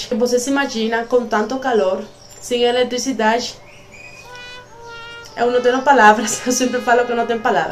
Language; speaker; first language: Portuguese; non-native, learner; Spanish